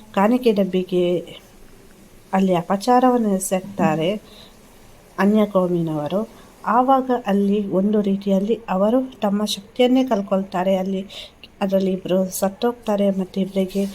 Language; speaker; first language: Kannada; native; Kannada